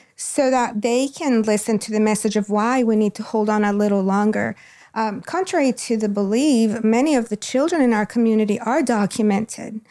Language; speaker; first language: English; non-native, fluent; Spanish